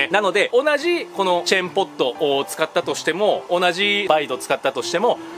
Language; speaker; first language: Japanese; native; Japanese